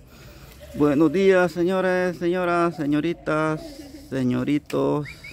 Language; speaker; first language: Spanish; native; Spanish